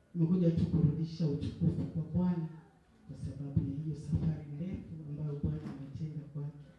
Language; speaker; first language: Swahili; native; Swahili